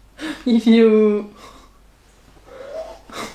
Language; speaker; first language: English; non-native, fluent; Italian